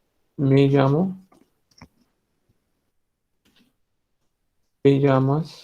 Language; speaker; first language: Spanish; non-native, fluent; Hindi